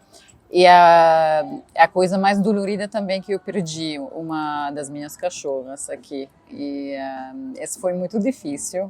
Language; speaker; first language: Portuguese; non-native, fluent; Arabic